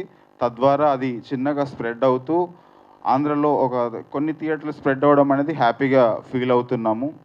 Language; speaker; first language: Telugu; native; Telugu